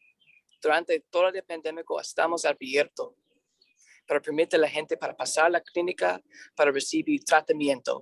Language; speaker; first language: Spanish; non-native, learner; English